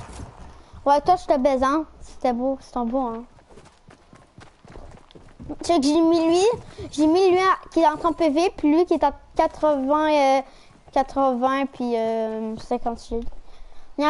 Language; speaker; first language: French; native; French